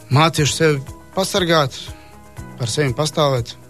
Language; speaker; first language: Latvian; non-native, fluent; Croatian